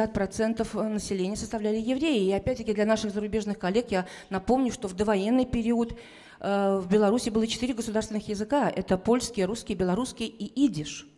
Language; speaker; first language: Russian; native; Russian